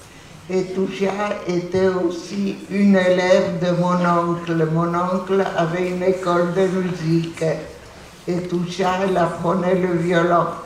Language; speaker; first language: French; non-native, fluent; Polish